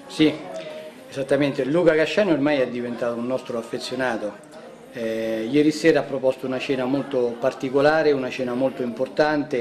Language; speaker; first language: Italian; native; Italian